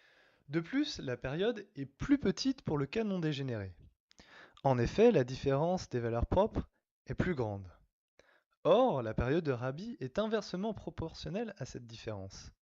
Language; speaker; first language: French; native; French